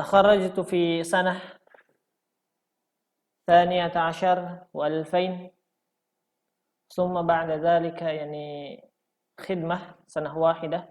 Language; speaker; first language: Arabic; non-native, fluent; Indonesian